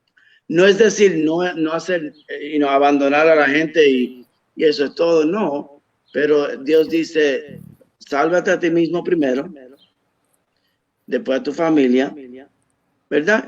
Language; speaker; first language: Spanish; early bilingual, heritage; Spanish